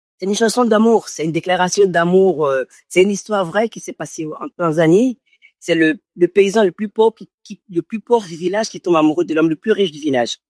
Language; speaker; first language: French; non-native, local second language; Fon